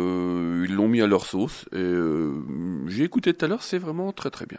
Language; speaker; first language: French; native; French